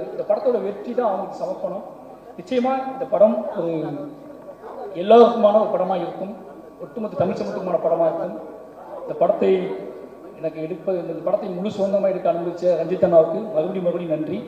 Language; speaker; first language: Tamil; native; Tamil